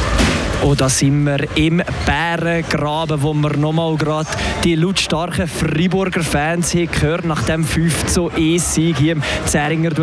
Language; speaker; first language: German; native; German